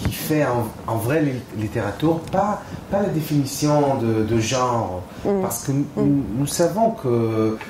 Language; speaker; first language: French; non-native, fluent; Hebrew